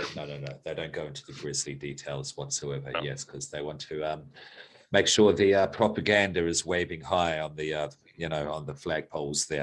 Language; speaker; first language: English; native; English